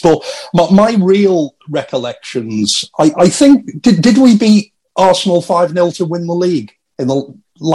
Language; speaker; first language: English; native; English